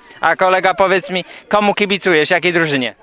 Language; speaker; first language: Polish; native; Polish